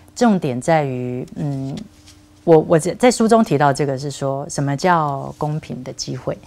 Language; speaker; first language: Chinese; native; Chinese